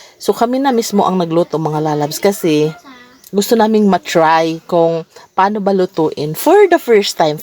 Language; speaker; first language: Filipino; non-native, local second language; Cebuano